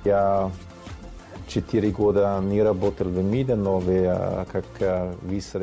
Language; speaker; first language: Russian; non-native, learner; German